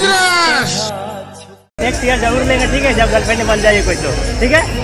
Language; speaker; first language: Hindi; native; Hindi